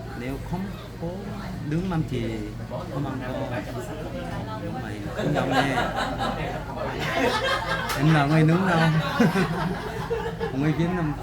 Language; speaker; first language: Vietnamese; non-native, learner; Korean